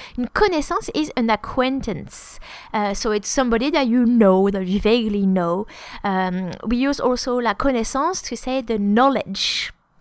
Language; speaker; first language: English; non-native, fluent; French